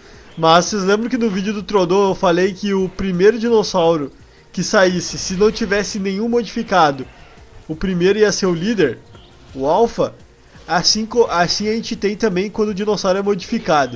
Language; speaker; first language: Portuguese; native; Portuguese